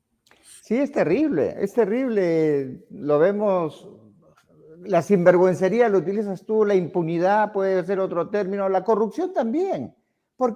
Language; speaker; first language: Spanish; native; Spanish